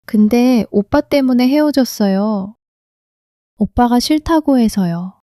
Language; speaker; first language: Korean; early bilingual, heritage; English